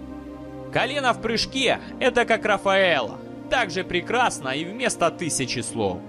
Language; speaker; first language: Russian; native; Russian